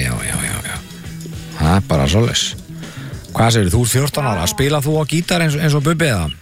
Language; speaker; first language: Icelandic; native; Icelandic